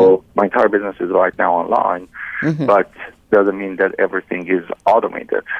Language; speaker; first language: English; non-native, fluent; Persian